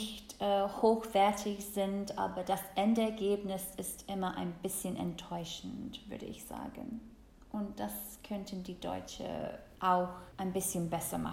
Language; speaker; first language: German; non-native, fluent; English